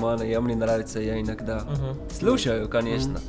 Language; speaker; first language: Russian; non-native, learner; Arabic